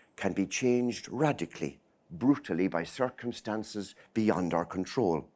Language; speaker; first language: English; native; English